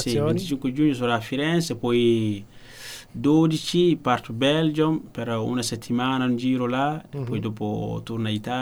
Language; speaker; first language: Italian; non-native, learner; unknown